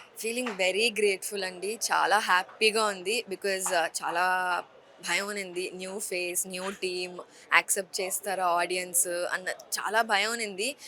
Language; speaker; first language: Telugu; native; Telugu